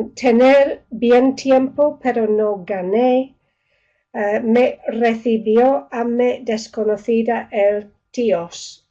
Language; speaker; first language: Spanish; non-native, fluent; English